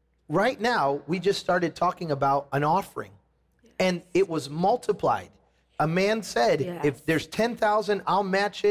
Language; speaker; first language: English; native; English